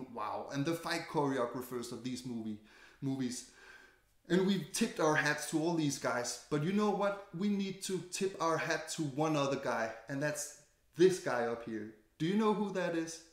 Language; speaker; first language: English; non-native, fluent; Danish